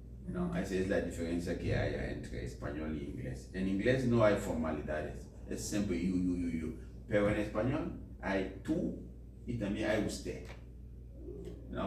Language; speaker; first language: Spanish; non-native, fluent; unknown